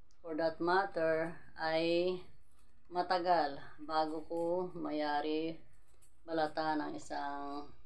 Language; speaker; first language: Filipino; non-native, local second language; Iloko